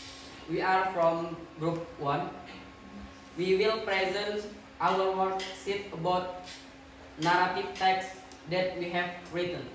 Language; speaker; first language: English; non-native, learner; Indonesian